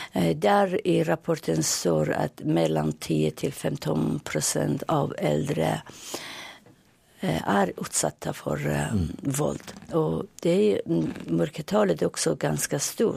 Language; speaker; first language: Swedish; non-native, fluent; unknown